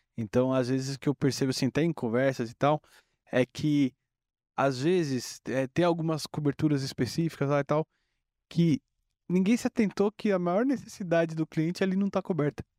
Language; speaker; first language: Portuguese; native; Portuguese